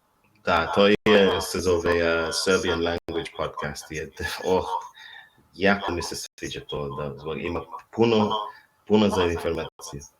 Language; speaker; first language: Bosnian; non-native, learner; English